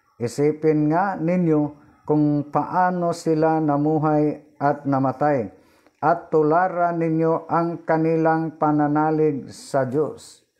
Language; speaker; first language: Filipino; non-native, local second language; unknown